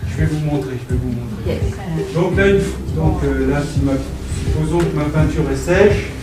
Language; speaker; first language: French; native; French